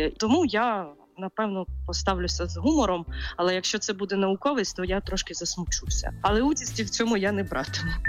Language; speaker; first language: Ukrainian; native; Ukrainian